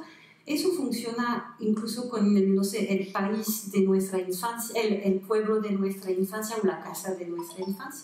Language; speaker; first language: Spanish; non-native, fluent; French